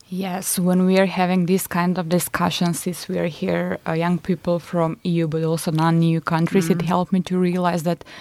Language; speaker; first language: English; non-native, fluent; Macedonian